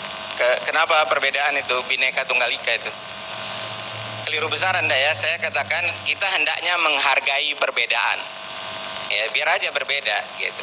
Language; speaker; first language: Indonesian; native; Indonesian